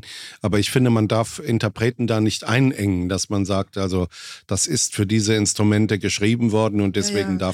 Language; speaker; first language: German; native; German